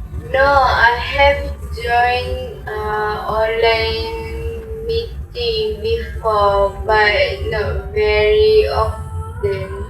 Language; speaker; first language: English; non-native, local second language; Malay